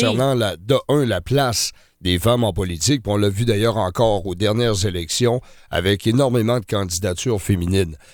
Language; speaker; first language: French; native; French